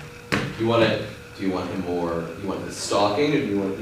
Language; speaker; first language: English; native; English